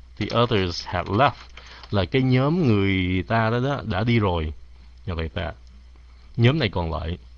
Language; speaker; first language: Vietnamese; early bilingual, heritage; Vietnamese